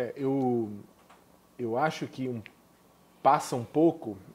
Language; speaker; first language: Portuguese; native; Portuguese